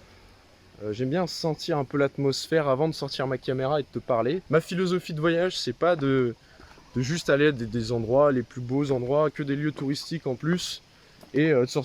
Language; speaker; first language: French; native; French